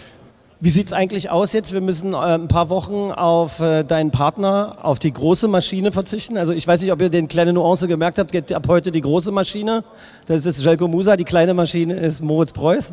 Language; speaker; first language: German; native; German